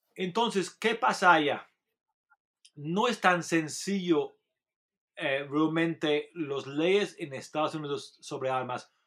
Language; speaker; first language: Spanish; non-native, fluent; English